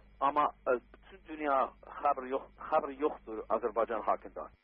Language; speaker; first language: Azerbaijani; non-native, learner; English